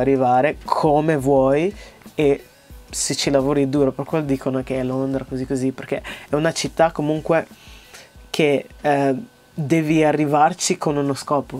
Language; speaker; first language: Italian; early bilingual, other home language; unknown